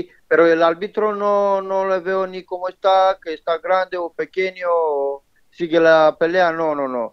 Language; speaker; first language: Spanish; non-native, learner; Romanian